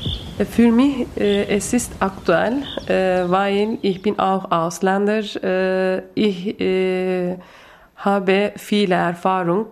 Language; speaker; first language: German; non-native, learner; Turkish